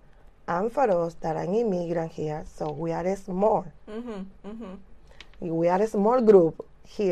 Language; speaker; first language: English; non-native, learner; Spanish